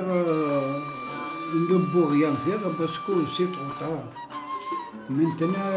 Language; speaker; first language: French; non-native, local second language; Arabic